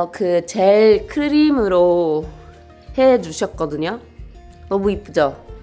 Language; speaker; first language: Korean; non-native, fluent; English